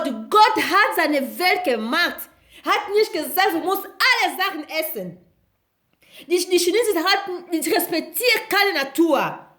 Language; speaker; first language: German; non-native, learner; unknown